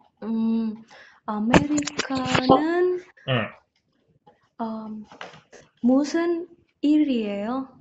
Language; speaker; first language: Korean; non-native, learner; Indonesian